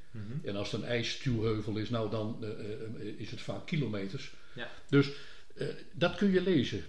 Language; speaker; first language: Dutch; native; Dutch